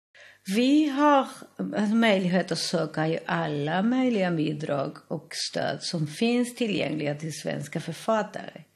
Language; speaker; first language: Swedish; non-native, fluent; Spanish